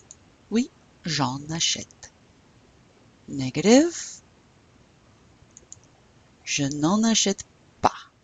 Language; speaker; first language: French; non-native, fluent; English